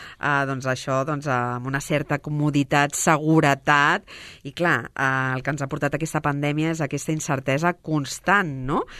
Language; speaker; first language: Catalan; native; Catalan